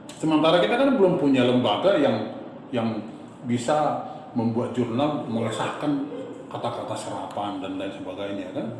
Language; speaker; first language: Indonesian; non-native, local second language; Batak Toba